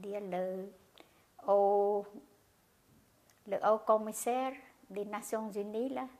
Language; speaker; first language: French; non-native, learner; Khmer